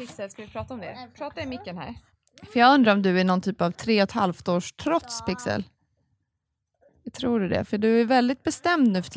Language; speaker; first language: Swedish; native; Swedish